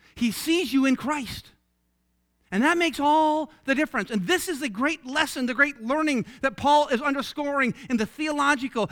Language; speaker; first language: English; native; English